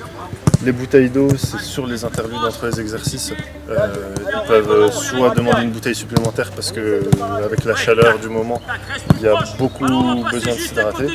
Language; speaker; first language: French; native; French